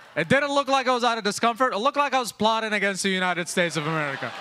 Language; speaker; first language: English; early bilingual, other home language; Arabic